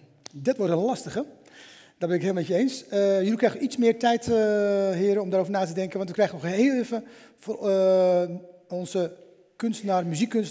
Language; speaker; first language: Dutch; native; Dutch